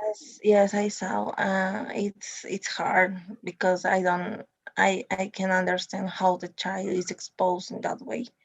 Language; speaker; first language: English; non-native, learner; Spanish